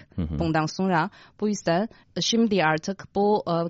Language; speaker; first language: Turkish; non-native, fluent; Chinese